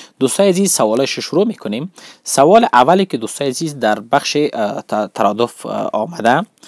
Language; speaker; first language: Persian; non-native, local second language; Pashto